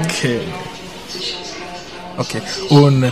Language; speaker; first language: German; non-native, learner; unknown